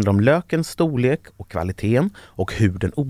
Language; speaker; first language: Swedish; native; Swedish